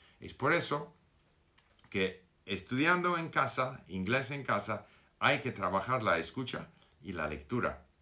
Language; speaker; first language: Spanish; non-native, fluent; English